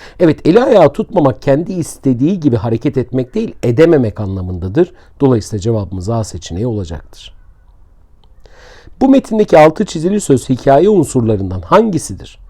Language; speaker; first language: Turkish; native; Turkish